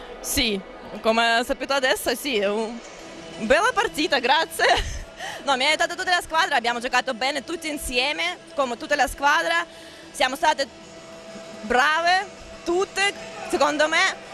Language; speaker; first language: Italian; non-native, fluent; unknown